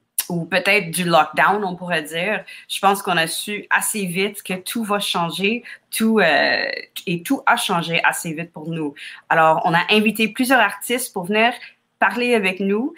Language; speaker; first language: French; non-native, fluent; English